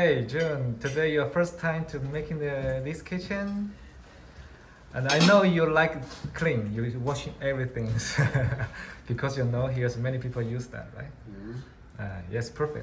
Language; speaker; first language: English; non-native, learner; Chinese